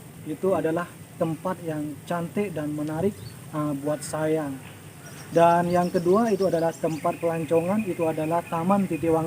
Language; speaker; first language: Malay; non-native, local second language; Indonesian